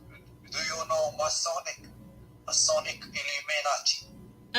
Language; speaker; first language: English; non-native, learner; Arabic